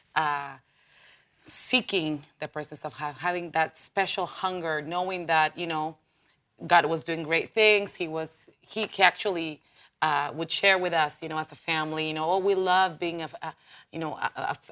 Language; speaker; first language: English; non-native, fluent; Spanish